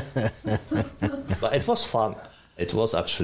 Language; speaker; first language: English; non-native, fluent; Ukrainian